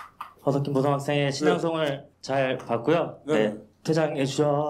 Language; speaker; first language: Korean; native; Korean